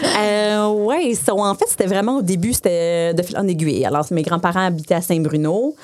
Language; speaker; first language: French; non-native, local second language; English